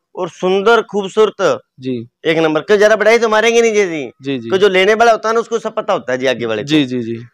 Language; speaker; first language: Hindi; native; Hindi